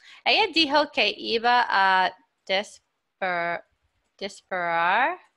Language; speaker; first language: Spanish; non-native, fluent; English